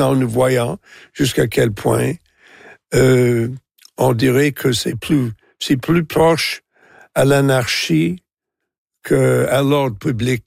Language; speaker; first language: French; non-native, local second language; English